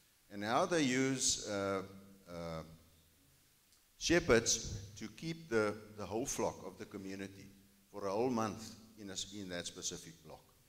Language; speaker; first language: English; non-native, local second language; Afrikaans